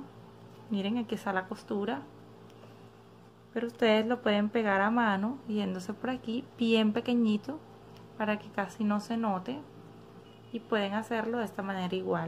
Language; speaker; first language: Spanish; native; Spanish